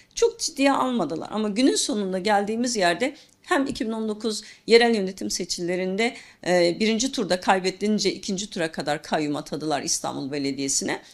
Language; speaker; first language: Turkish; non-native, local second language; Kurdish